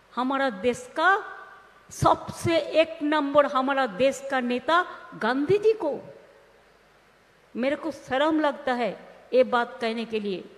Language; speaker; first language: Hindi; non-native, local second language; Bangla